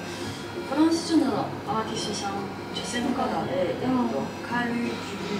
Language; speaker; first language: Japanese; non-native, fluent; Chinese